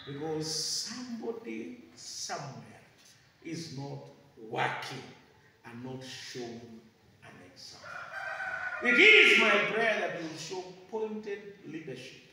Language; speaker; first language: English; non-native, local second language; Swahili